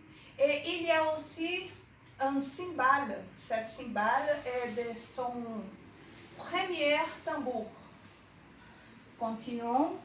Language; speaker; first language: French; non-native, learner; Portuguese